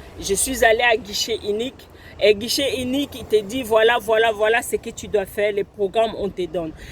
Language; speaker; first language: French; non-native, local second language; Lingala